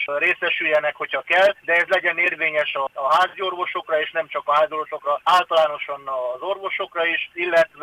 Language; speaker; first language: Hungarian; native; Hungarian